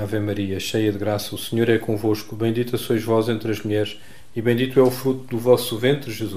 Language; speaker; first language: Portuguese; native; Portuguese